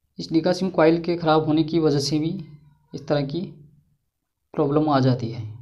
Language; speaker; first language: Hindi; native; Hindi